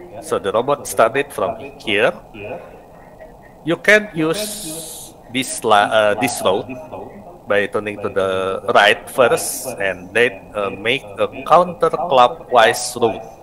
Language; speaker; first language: English; non-native, fluent; Indonesian